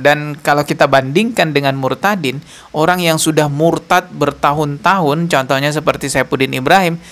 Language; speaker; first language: Indonesian; native; Indonesian